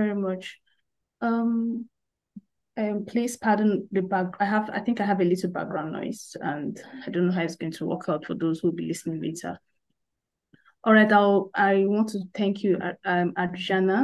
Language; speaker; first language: English; non-native, local second language; Igbo